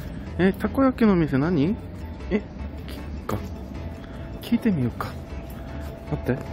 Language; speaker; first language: Japanese; non-native, fluent; Korean